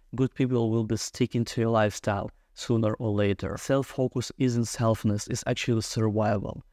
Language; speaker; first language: English; non-native, fluent; Russian